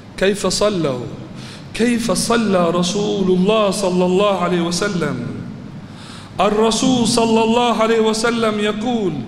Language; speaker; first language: Arabic; non-native, fluent; Turkish